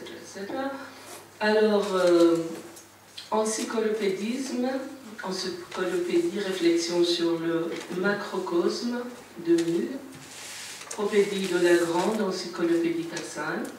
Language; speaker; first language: French; non-native, fluent; Persian